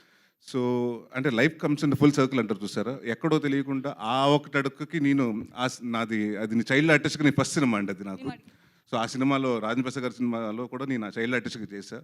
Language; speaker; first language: Telugu; native; Telugu